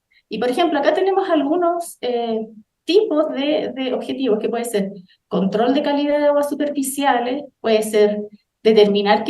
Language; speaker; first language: Spanish; native; Spanish